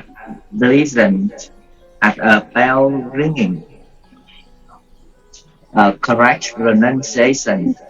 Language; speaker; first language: English; non-native, learner; Vietnamese